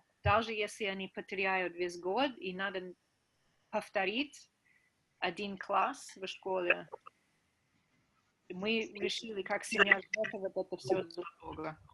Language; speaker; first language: Russian; non-native, fluent; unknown